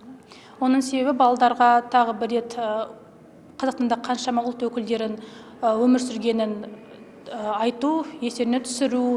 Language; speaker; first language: Kazakh; non-native, local second language; Turkish